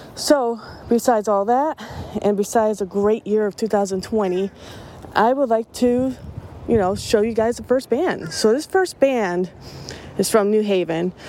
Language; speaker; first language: English; early bilingual, other home language; Spanish